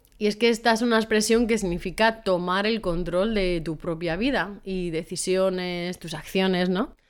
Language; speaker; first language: Spanish; native; Spanish